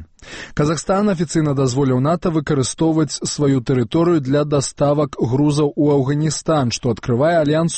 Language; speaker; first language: Belarusian; native; Belarusian